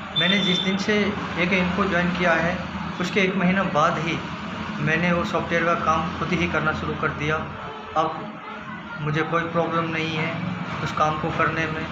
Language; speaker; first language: Hindi; native; Hindi